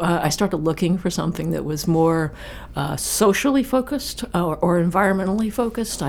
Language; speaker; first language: English; native; English